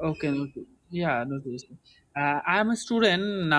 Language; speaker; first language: English; non-native, learner; Bangla